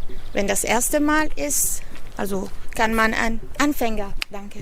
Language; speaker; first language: German; non-native, fluent; Italian